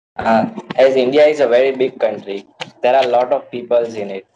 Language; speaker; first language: English; non-native, local second language; Gujarati